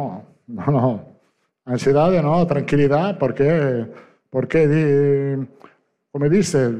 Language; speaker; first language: Portuguese; non-native, fluent; Italian